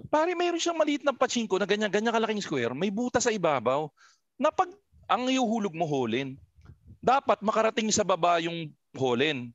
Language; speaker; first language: Filipino; native; Filipino